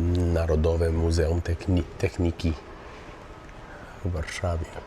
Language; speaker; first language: Polish; non-native, learner; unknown